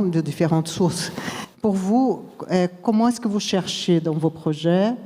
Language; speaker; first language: French; non-native, fluent; Portuguese